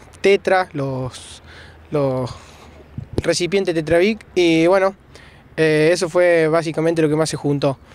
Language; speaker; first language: Spanish; native; Spanish